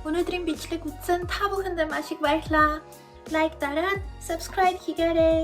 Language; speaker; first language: Mongolian; non-native, fluent; Spanish